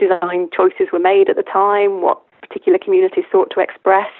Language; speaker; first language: English; native; English